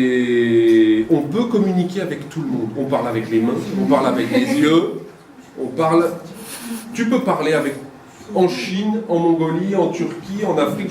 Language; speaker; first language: French; native; French